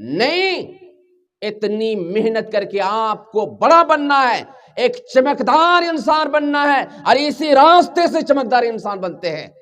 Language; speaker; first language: Urdu; native; Urdu